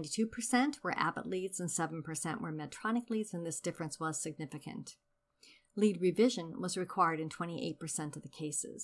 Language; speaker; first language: English; native; English